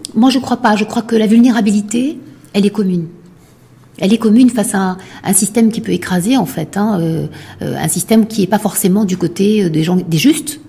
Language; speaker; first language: French; non-native, local second language; Arabic